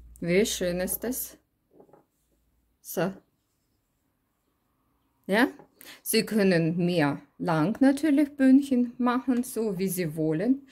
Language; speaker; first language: German; non-native, learner; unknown